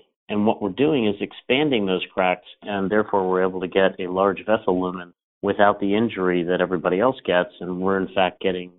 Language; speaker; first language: English; native; English